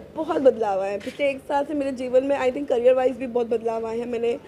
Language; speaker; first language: Hindi; native; Hindi